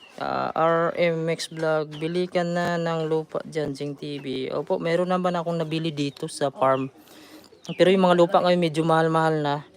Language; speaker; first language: Filipino; non-native, local second language; Cebuano